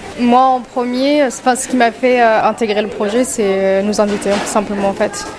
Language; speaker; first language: French; native; French